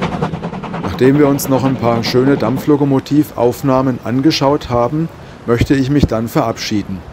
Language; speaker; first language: German; native; German